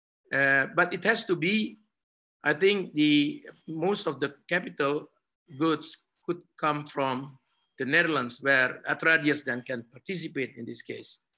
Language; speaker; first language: English; non-native, fluent; Indonesian